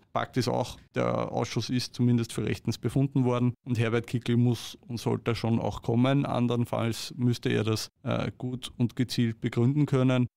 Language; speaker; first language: German; native; German